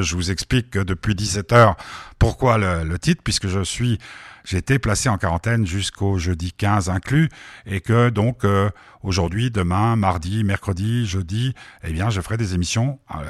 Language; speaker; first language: French; native; French